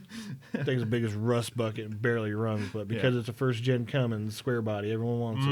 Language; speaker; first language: English; native; English